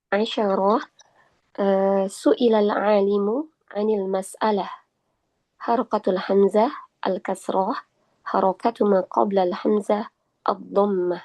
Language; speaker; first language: Arabic; non-native, learner; Indonesian